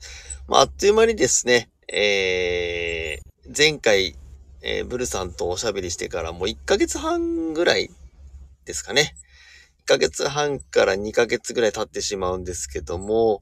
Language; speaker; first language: Japanese; native; Japanese